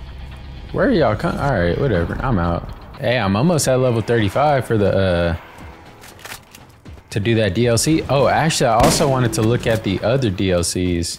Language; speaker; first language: English; native; English